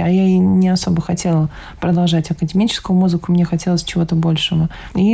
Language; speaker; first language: Russian; native; Russian